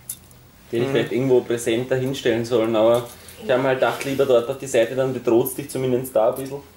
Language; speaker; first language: German; native; German